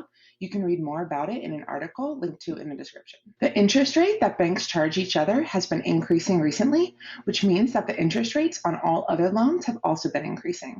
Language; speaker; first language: English; native; English